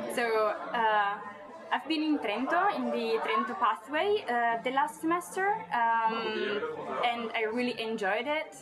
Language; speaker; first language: English; non-native, fluent; Italian